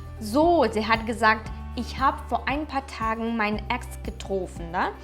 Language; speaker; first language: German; non-native, fluent; Ukrainian